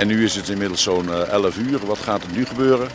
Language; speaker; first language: Dutch; native; Dutch